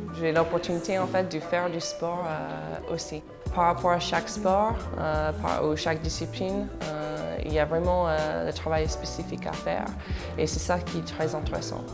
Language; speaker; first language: French; non-native, fluent; English